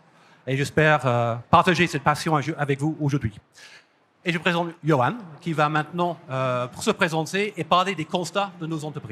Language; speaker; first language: French; non-native, fluent; English